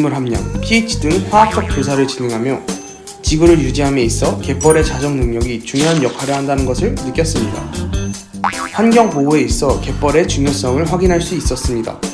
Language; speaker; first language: Korean; native; Korean